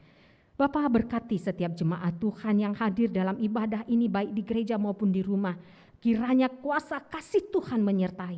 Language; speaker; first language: Indonesian; native; Indonesian